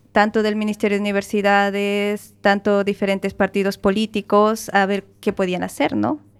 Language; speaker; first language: Spanish; native; Spanish